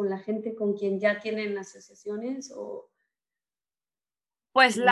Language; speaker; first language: Spanish; non-native, learner; English